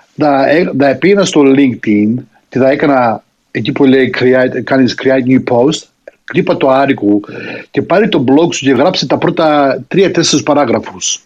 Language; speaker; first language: Greek; early bilingual, heritage; Greek